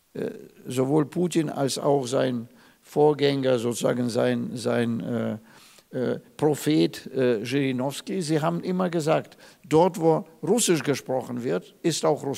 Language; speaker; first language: German; non-native, fluent; Russian